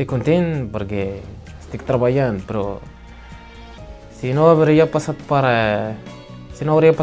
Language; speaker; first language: Catalan; non-native, learner; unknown